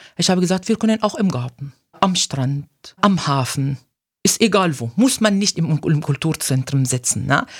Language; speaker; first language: German; non-native, fluent; Arabic